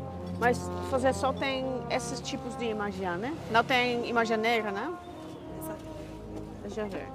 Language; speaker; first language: Portuguese; non-native, learner; Dutch